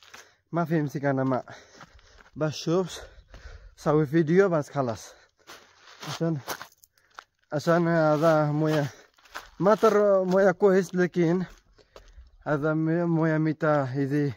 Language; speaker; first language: Arabic; non-native, learner; Bangla